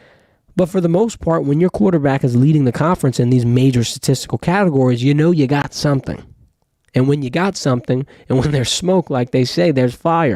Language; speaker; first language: English; native; English